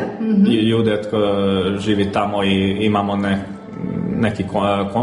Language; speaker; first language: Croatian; non-native, local second language; Hungarian